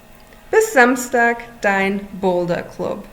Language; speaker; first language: German; non-native, fluent; English